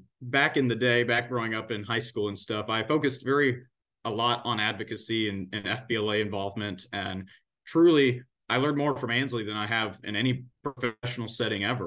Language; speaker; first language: English; native; English